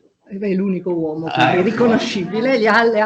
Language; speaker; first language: Italian; native; Italian